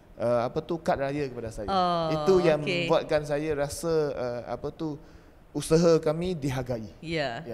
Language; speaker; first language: Malay; native; Malay